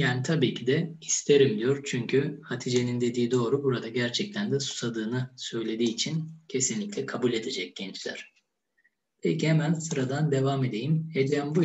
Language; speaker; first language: Turkish; native; Turkish